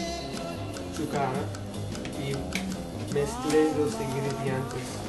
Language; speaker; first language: Spanish; non-native, learner; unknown